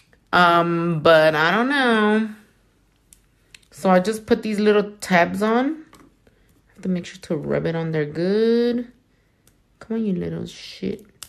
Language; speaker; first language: English; early bilingual, other home language; Spanish